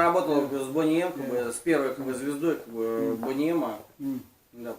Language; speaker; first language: Russian; native; Russian